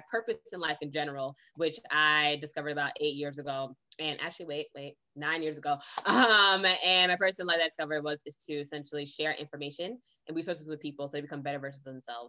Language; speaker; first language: English; native; English